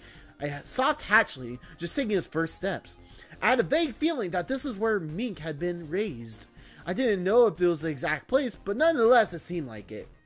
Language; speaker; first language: English; native; English